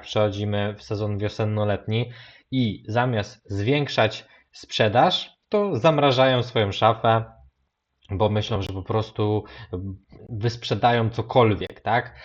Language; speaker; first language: Polish; native; Polish